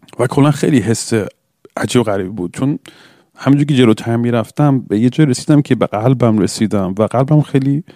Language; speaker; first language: Persian; early bilingual, heritage; English